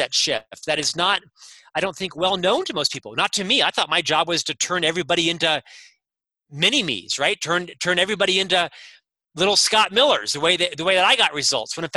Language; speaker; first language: English; native; English